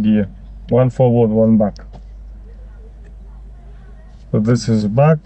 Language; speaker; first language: English; non-native, fluent; Polish